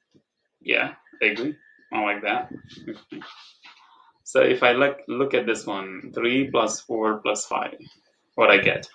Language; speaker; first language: English; non-native, fluent; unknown